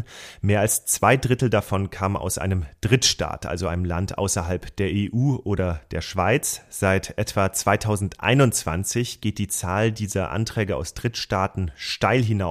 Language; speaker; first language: German; native; German